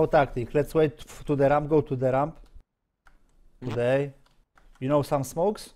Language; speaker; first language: English; non-native, learner; Polish